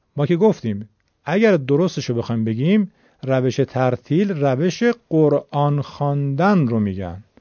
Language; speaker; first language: Persian; native; Persian